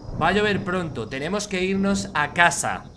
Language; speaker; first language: Spanish; native; Spanish